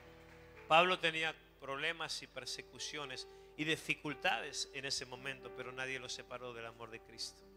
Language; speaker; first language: Spanish; native; Spanish